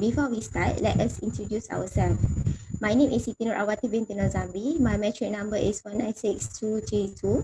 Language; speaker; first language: English; non-native, local second language; Malay